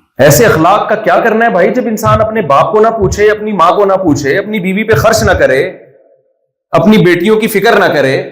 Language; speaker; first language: Urdu; native; Urdu